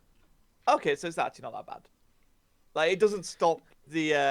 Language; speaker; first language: English; native; English